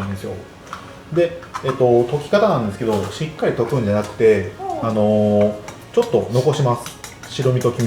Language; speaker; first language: Japanese; native; Japanese